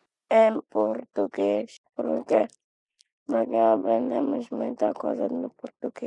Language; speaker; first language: Portuguese; non-native, local second language; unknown